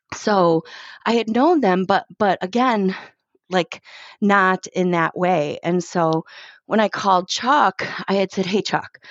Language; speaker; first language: English; native; English